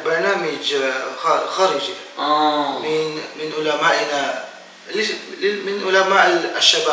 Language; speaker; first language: Arabic; non-native, fluent; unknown